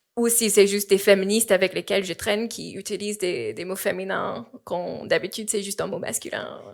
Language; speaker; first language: French; non-native, fluent; English